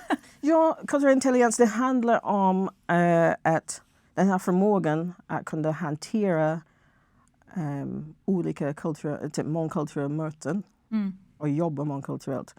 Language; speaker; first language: Swedish; non-native, fluent; English